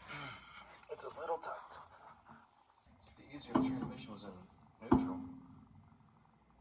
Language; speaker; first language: English; native; English